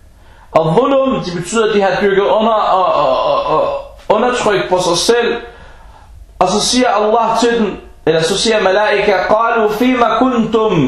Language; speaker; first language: Danish; early bilingual, other home language; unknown